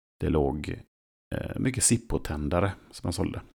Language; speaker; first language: Swedish; native; Swedish